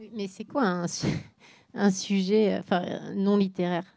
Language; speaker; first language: French; native; French